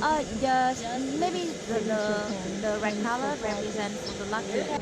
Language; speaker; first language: English; non-native, learner; Vietnamese